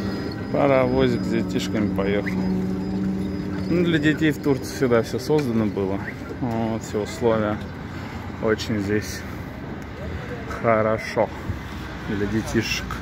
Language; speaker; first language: Russian; native; Russian